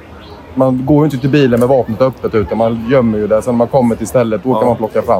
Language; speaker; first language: Swedish; native; Swedish